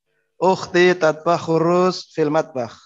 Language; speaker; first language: Arabic; non-native, fluent; Indonesian